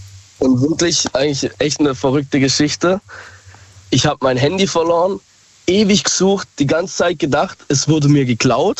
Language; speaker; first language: German; native; German